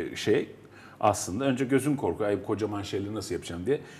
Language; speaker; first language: Turkish; native; Turkish